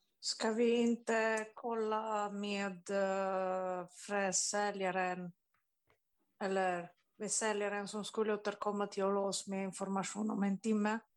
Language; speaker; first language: Swedish; non-native, fluent; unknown